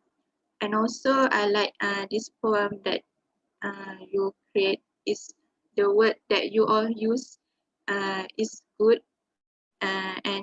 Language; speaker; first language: English; non-native, local second language; Malay